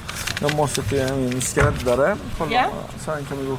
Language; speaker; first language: Swedish; non-native, fluent; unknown